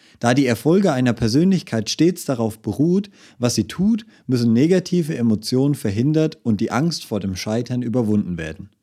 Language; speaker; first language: German; native; German